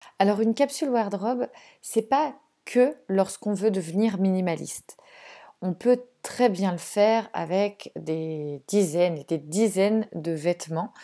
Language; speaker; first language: French; native; French